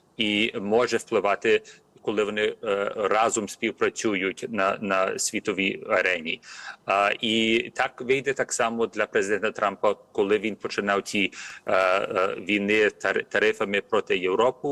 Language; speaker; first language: Ukrainian; early bilingual, heritage; Ukrainian